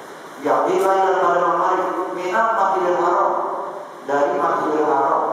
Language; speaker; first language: Indonesian; native; Indonesian